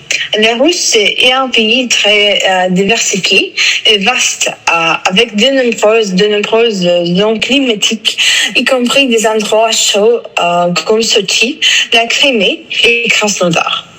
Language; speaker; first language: French; non-native, fluent; Russian